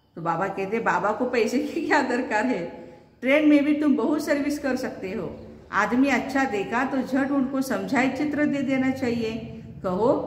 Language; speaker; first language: Hindi; non-native, local second language; Marathi